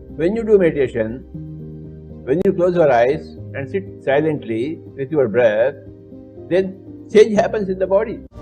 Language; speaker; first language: English; non-native, local second language; Telugu